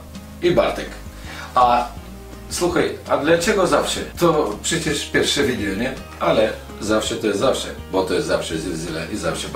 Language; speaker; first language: Polish; non-native, fluent; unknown